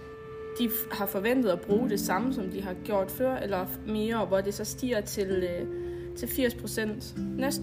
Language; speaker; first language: Danish; native; Danish